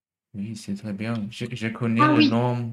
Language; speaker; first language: French; non-native, learner; German